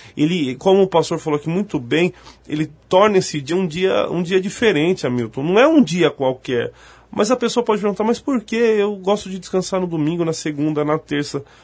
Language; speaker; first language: Portuguese; native; Portuguese